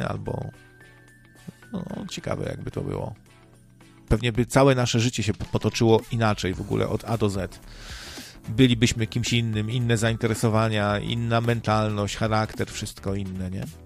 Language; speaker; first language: Polish; native; Polish